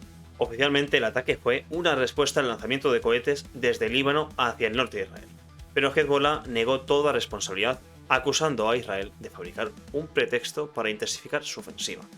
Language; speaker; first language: Spanish; native; Spanish